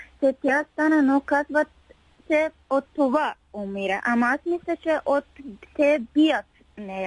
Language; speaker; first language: Bulgarian; non-native, learner; Persian